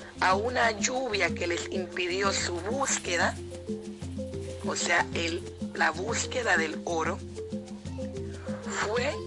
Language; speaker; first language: Spanish; native; Spanish